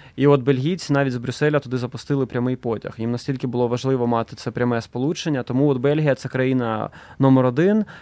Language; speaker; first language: Ukrainian; native; Ukrainian